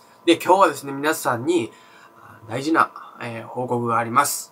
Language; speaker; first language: Japanese; native; Japanese